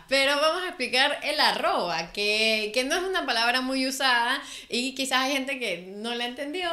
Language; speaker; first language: Spanish; native; Spanish